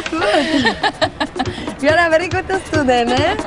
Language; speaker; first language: English; non-native, learner; Spanish